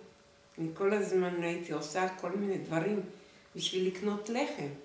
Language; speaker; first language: Hebrew; non-native, fluent; Hungarian